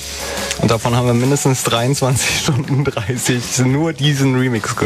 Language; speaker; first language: German; native; German